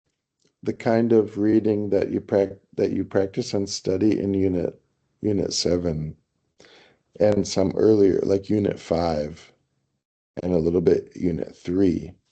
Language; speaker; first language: English; non-native, fluent; Thai